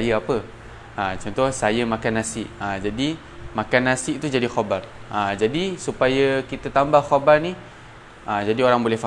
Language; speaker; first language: Malay; native; Malay